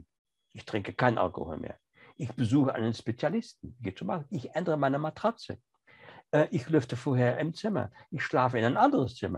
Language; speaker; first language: German; non-native, fluent; French